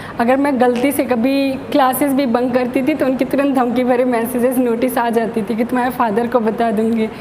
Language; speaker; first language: Hindi; native; Hindi